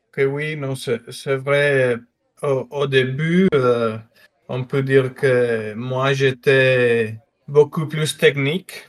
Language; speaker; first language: French; non-native, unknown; Spanish